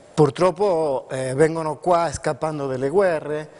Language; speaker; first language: Italian; non-native, fluent; Spanish